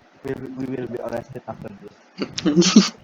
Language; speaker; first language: English; non-native, learner; Indonesian